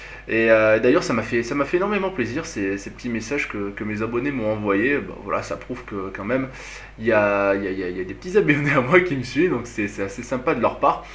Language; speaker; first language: French; native; French